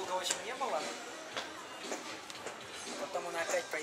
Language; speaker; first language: Russian; native; Russian